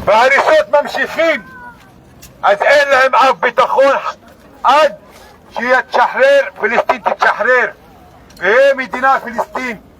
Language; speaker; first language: Hebrew; non-native, local second language; Arabic